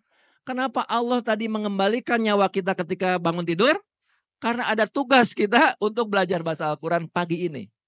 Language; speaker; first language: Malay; non-native, local second language; Sundanese